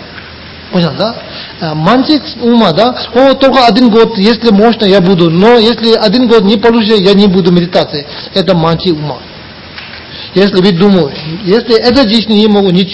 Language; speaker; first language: Russian; non-native, learner; Tibetan